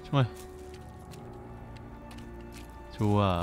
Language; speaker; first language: Korean; native; Korean